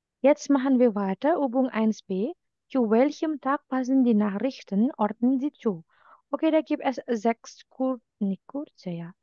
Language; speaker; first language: German; non-native, fluent; Indonesian